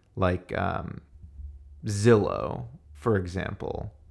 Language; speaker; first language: English; native; English